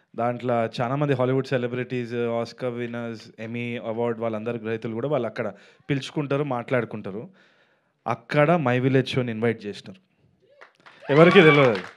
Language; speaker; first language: Telugu; native; Telugu